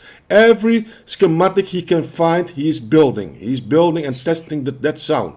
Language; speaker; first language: English; non-native, fluent; Dutch